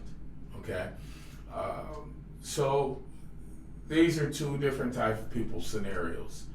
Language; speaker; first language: English; native; English